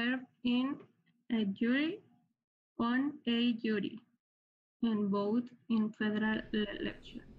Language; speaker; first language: English; non-native, learner; Spanish